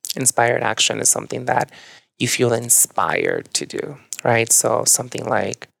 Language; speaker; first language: English; early bilingual, other home language; Spanish